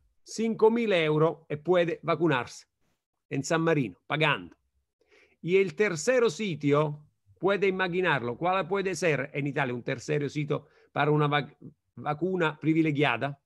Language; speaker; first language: Spanish; non-native, fluent; Italian